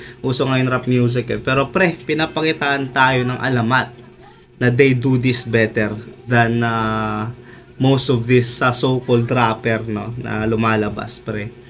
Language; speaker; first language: Filipino; non-native, local second language; Kinaray-a